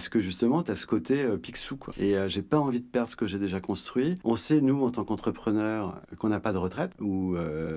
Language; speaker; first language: French; native; French